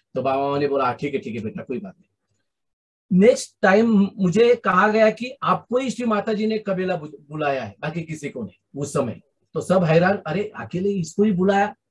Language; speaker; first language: Hindi; non-native, local second language; Marathi